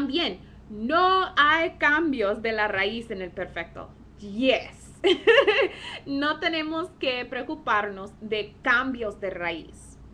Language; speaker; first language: Spanish; non-native, fluent; English